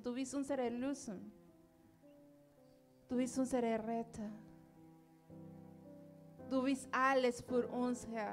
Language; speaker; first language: German; non-native, learner; Spanish